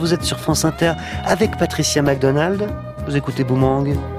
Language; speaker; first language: French; native; French